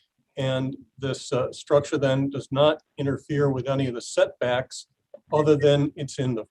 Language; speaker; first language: English; native; English